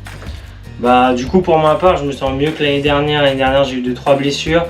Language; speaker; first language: French; native; French